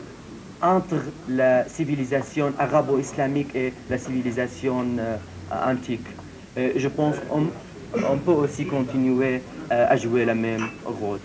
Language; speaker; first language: French; non-native, fluent; Syriac